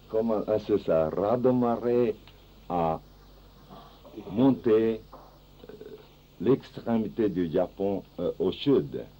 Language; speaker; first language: French; non-native, fluent; Japanese